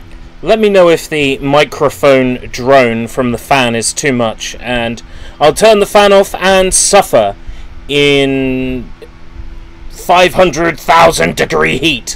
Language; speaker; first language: English; native; English